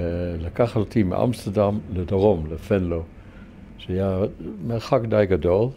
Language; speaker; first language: Hebrew; non-native, fluent; Dutch